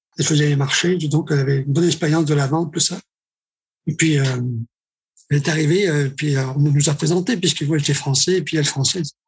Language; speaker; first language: French; native; French